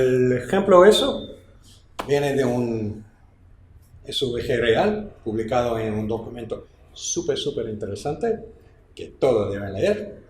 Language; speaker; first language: Spanish; non-native, fluent; English